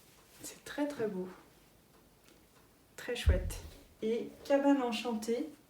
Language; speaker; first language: French; native; French